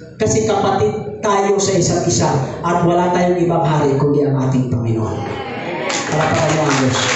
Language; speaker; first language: Filipino; native; Filipino